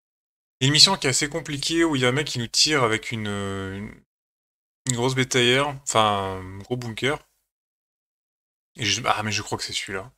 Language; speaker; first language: French; native; French